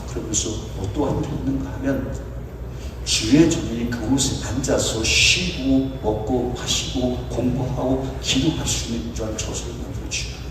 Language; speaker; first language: Korean; native; Korean